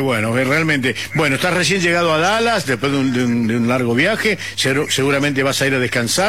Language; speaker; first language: Spanish; native; Spanish